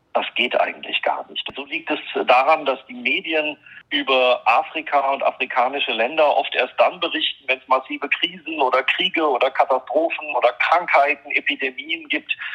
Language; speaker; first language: German; native; German